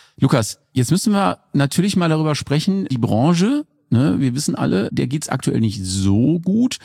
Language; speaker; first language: German; native; German